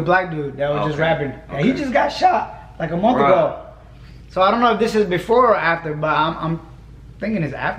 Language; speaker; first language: English; native; English